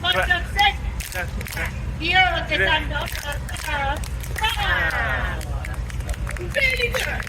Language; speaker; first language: Japanese; native; Japanese